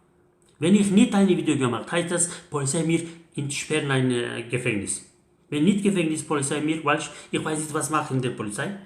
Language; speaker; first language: German; non-native, learner; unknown